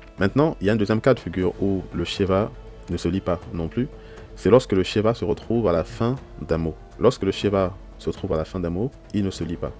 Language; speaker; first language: French; native; French